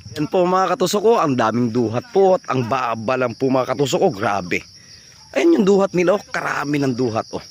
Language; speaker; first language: Filipino; non-native, local second language; Cebuano